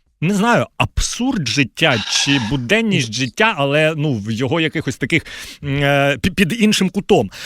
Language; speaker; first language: Ukrainian; native; Ukrainian